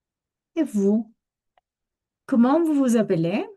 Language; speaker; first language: French; non-native, fluent; Spanish